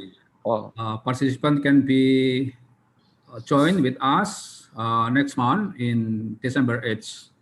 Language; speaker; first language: English; non-native, learner; Indonesian